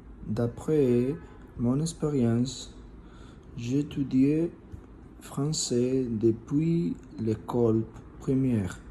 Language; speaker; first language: French; non-native, learner; Spanish